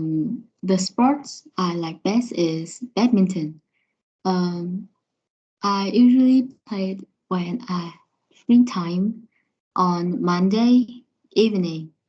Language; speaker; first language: English; non-native, learner; Vietnamese